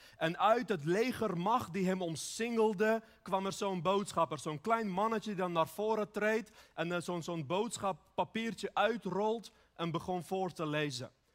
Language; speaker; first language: Dutch; early bilingual, other home language; Armenian